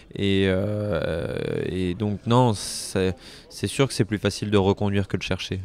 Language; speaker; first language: French; native; French